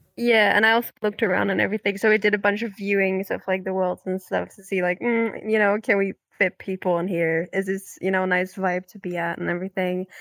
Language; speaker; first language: English; non-native, fluent; Dutch